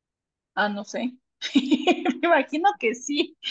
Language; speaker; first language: Spanish; native; Spanish